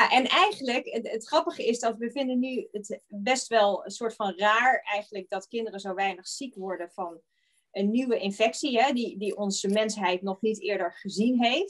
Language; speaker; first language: Dutch; native; Dutch